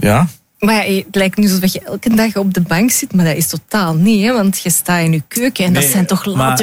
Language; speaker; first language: Dutch; native; Dutch